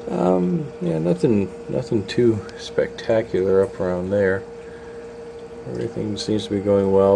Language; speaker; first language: English; native; English